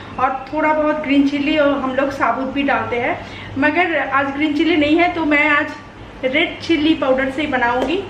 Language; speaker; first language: Hindi; non-native, local second language; Bangla